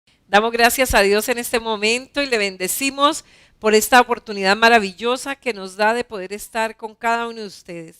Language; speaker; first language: Spanish; native; Spanish